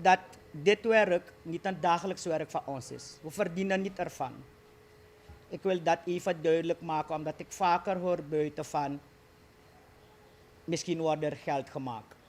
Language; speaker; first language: Dutch; native; Dutch